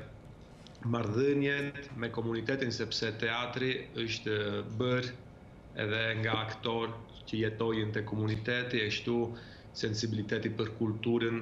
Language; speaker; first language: Albanian; early bilingual, heritage; Albanian